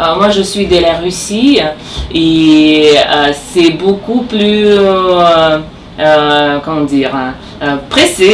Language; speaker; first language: French; non-native, learner; Russian